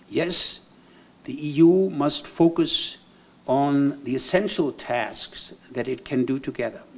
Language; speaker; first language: English; non-native, fluent; German